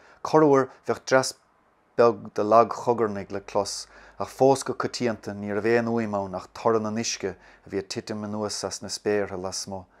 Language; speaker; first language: Irish; native; Irish